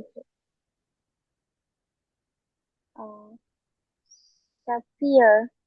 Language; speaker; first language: English; non-native, learner; Vietnamese